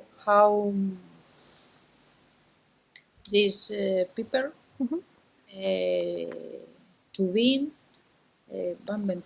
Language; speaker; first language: English; non-native, learner; Spanish